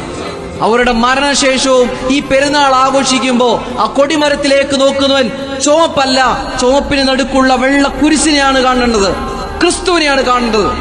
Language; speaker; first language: Malayalam; native; Malayalam